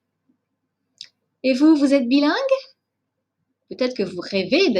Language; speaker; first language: French; native; French